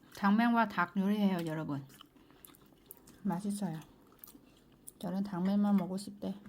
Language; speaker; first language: Korean; non-native, learner; Vietnamese